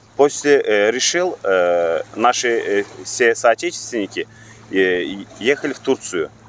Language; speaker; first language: Russian; non-native, local second language; Turkmen